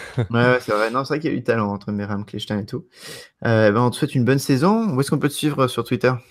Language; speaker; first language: French; native; French